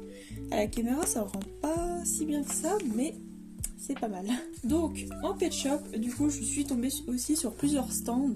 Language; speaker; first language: French; native; French